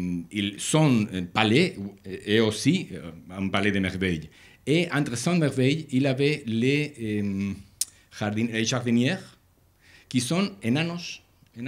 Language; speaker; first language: French; non-native, learner; Spanish